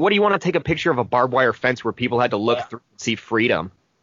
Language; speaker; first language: English; native; English